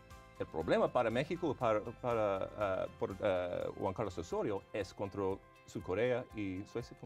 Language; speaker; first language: Spanish; non-native, fluent; English